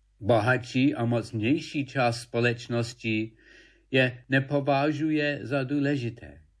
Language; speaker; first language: Czech; non-native, fluent; English